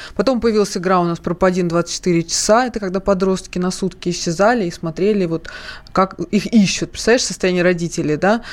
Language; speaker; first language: Russian; native; Russian